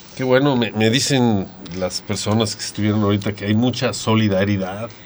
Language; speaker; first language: Spanish; native; Spanish